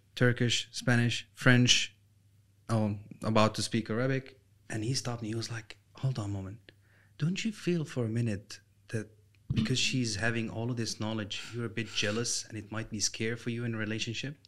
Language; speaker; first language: English; non-native, fluent; Arabic